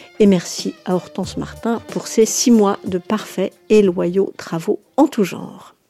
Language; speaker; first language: French; native; French